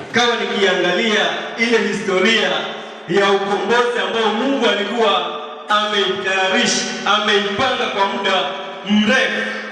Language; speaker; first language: Swahili; non-native, local second language; Kamba